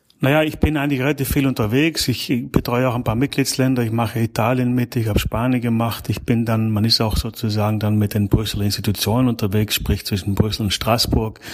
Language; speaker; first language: German; native; German